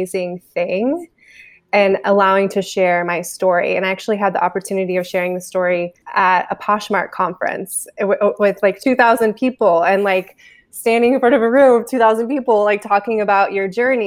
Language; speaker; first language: English; native; English